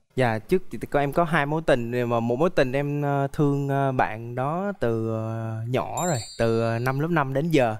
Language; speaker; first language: Vietnamese; native; Vietnamese